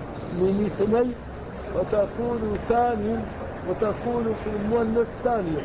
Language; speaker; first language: Arabic; native; Arabic